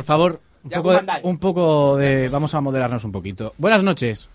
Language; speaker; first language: Spanish; native; Spanish